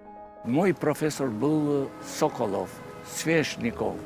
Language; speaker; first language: Russian; non-native, fluent; Albanian